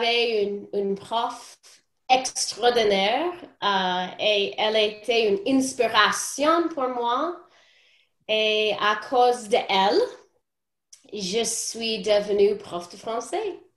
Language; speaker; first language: French; non-native, fluent; English